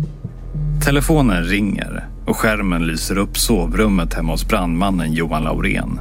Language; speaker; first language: Swedish; native; Swedish